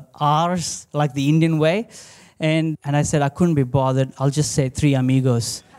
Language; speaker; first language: English; non-native, local second language; Telugu